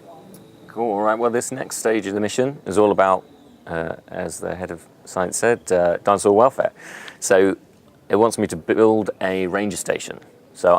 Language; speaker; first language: English; native; English